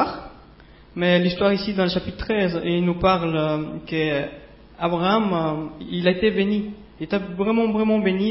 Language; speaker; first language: French; native; French